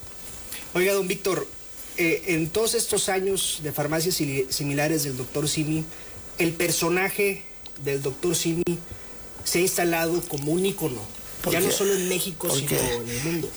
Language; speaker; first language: Spanish; native; Spanish